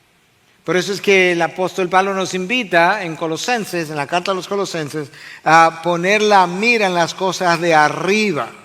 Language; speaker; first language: Spanish; native; Spanish